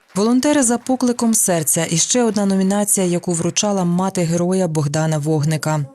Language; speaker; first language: Ukrainian; native; Ukrainian